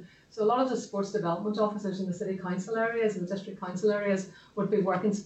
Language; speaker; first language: English; native; English